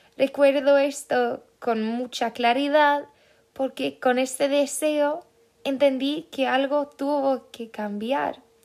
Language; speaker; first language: Spanish; non-native, fluent; Swedish